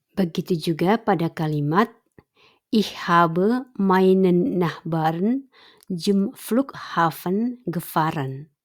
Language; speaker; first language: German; non-native, fluent; Indonesian